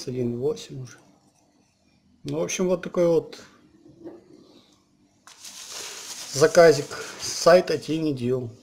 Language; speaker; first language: Russian; native; Russian